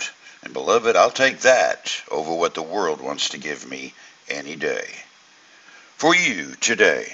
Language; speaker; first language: English; native; English